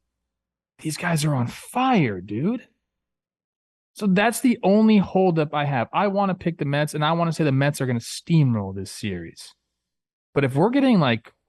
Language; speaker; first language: English; native; English